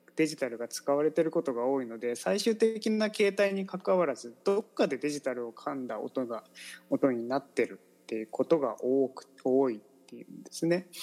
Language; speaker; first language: Japanese; native; Japanese